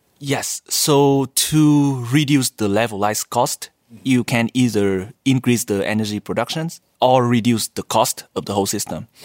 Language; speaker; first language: English; non-native, fluent; Vietnamese